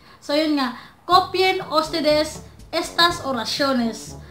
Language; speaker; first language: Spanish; non-native, learner; Filipino